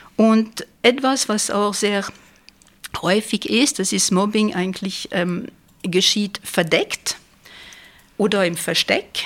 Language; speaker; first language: German; non-native, fluent; French